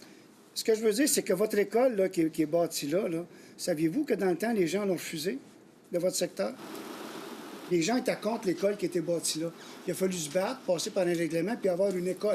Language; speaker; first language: French; native; French